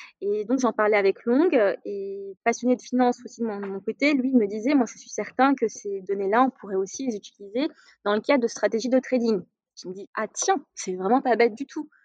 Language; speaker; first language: French; non-native, local second language; Arabic